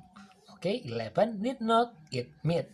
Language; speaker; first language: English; non-native, learner; Indonesian